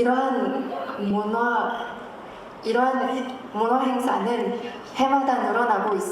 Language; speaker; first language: Korean; non-native, fluent; French